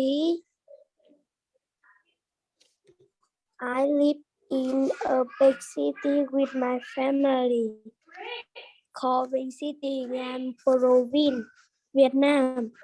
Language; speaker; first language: English; non-native, learner; Vietnamese